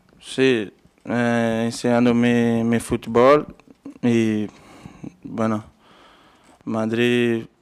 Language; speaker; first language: Spanish; non-native, learner; Portuguese